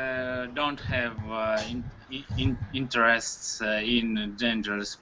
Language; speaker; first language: English; non-native, learner; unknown